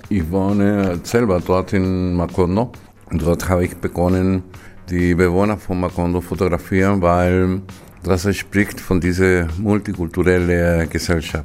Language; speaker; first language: German; non-native, fluent; Spanish